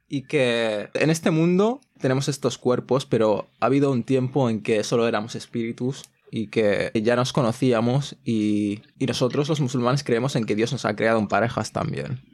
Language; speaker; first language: Spanish; early bilingual, other home language; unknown